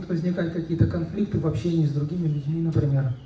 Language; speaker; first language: Russian; native; Russian